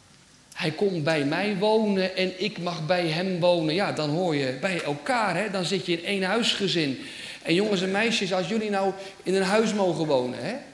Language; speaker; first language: Dutch; native; Dutch